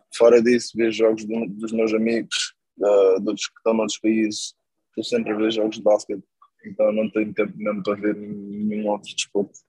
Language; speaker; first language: Portuguese; non-native, local second language; Kabuverdianu